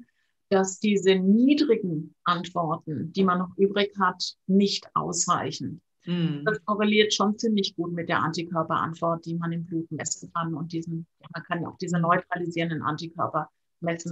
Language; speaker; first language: German; native; German